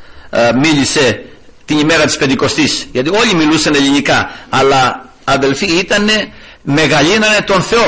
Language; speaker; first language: Greek; native; Greek